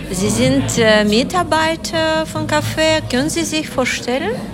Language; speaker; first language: German; non-native, learner; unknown